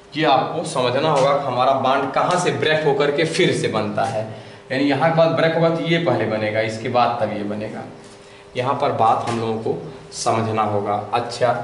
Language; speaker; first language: Hindi; native; Hindi